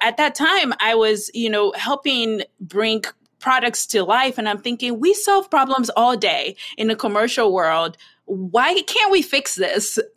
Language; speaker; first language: English; non-native, local second language; Yoruba